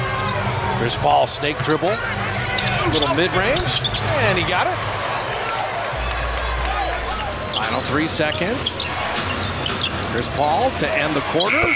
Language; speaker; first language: English; native; English